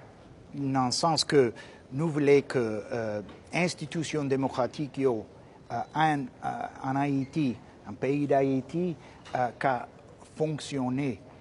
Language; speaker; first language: Haitian Creole; non-native, fluent; English